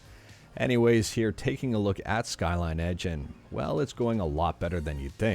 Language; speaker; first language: English; native; English